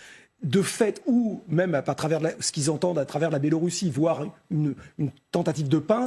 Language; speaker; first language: French; native; French